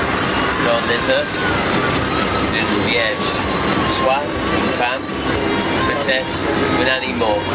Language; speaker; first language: French; non-native, learner; English